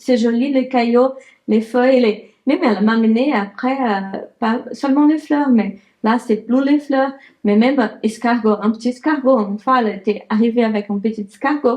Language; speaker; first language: French; non-native, learner; Portuguese